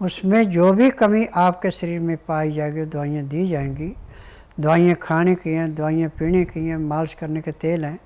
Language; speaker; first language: Hindi; native; Hindi